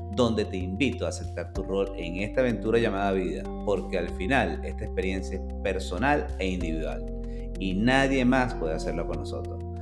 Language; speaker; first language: Spanish; native; Spanish